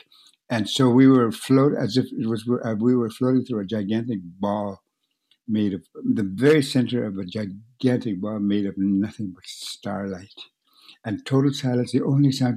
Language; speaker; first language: English; non-native, fluent; Cree